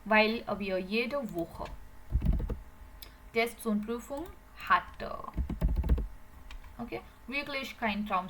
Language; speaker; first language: German; non-native, fluent; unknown